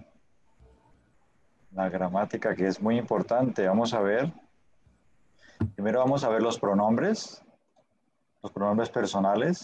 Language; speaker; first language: Spanish; native; Spanish